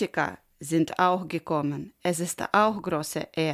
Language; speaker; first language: German; non-native, learner; Ukrainian